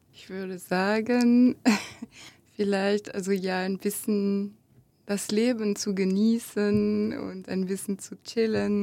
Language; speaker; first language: German; non-native, fluent; French